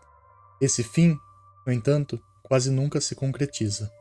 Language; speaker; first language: Portuguese; native; Portuguese